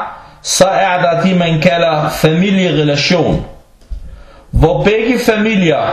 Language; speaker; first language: Danish; non-native, local second language; Arabic